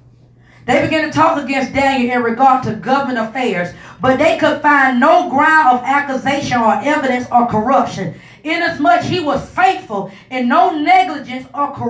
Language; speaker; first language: English; native; English